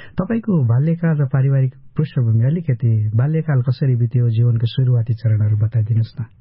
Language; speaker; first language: Nepali; native; Nepali